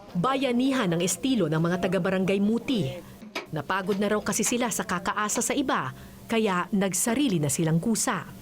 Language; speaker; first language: Filipino; native; Filipino